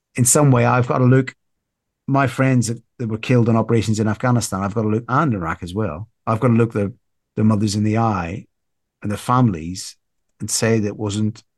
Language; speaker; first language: English; native; English